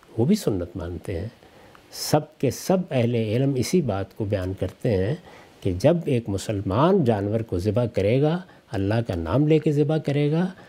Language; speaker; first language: Urdu; native; Urdu